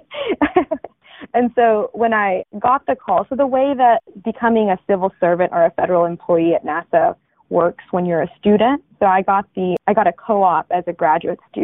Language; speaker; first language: English; early bilingual, other home language; Bangla